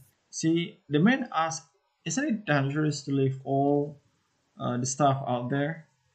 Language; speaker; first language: English; non-native, fluent; Indonesian